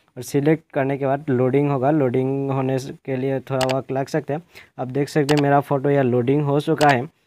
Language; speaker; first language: Hindi; non-native, local second language; Assamese